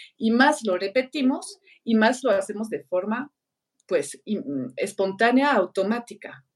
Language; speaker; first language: Spanish; non-native, fluent; French